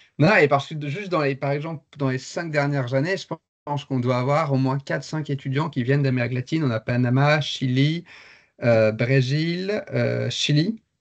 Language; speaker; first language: French; native; French